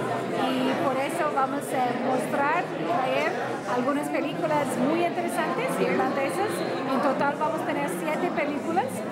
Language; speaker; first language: Spanish; non-native, fluent; English